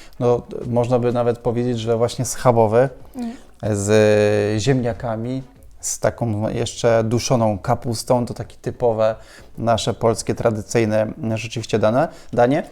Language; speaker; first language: Polish; native; Polish